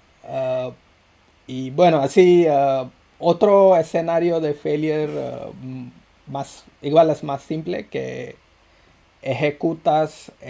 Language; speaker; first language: Spanish; non-native, fluent; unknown